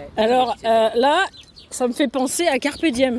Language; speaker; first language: French; native; French